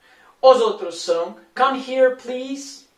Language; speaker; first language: Portuguese; non-native, fluent; Spanish